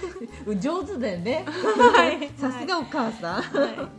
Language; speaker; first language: Japanese; native; Japanese